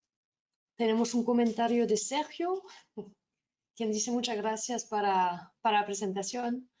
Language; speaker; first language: Spanish; non-native, fluent; French